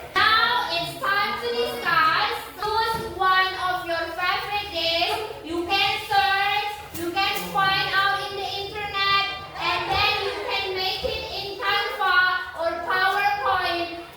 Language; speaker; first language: English; non-native, learner; Indonesian